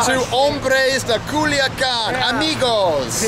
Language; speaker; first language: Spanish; non-native, learner; English